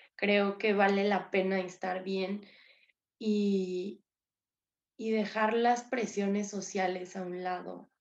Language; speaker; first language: Spanish; native; Spanish